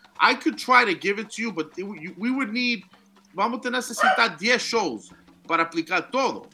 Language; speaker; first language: English; early bilingual, other home language; Spanish